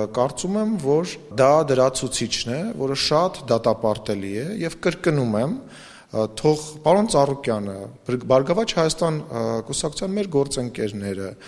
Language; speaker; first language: Armenian; native; Armenian